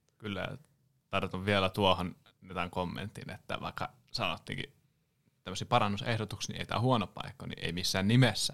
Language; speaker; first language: Finnish; native; Finnish